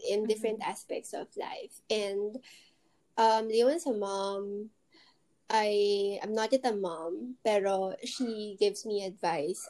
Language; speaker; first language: English; non-native, local second language; Filipino